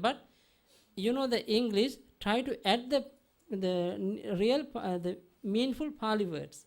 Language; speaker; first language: English; non-native, learner; Sinhala